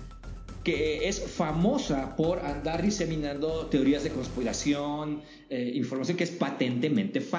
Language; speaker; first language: Spanish; native; Spanish